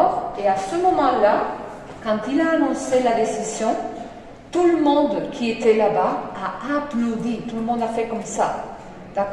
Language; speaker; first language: French; non-native, fluent; Spanish